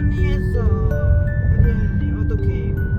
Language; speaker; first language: Korean; non-native, learner; Lao